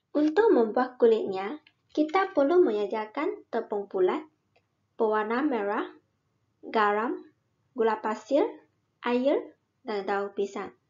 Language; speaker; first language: Malay; non-native, local second language; Min Nan Chinese